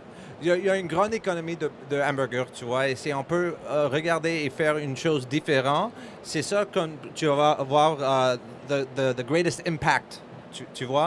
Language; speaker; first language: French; non-native, learner; English